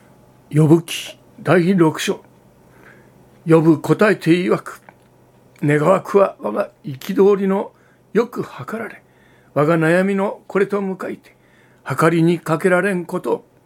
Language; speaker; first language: Japanese; native; Japanese